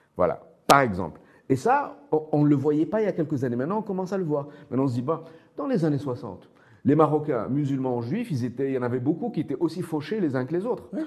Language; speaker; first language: French; non-native, local second language; Arabic